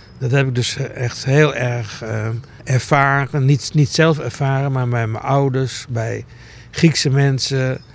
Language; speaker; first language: Dutch; early bilingual, other home language; Greek